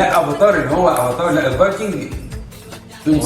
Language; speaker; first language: Arabic; native; Arabic